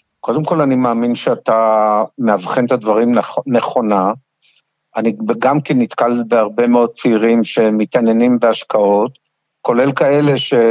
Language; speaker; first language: Hebrew; native; Hebrew